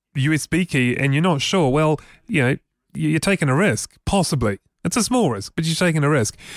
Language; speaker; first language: English; native; English